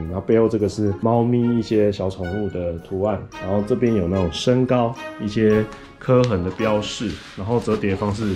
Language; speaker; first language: Chinese; native; Chinese